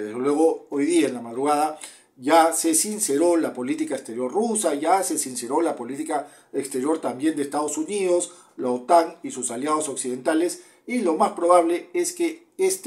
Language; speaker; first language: Spanish; native; Spanish